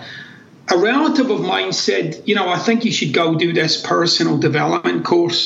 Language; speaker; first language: English; native; English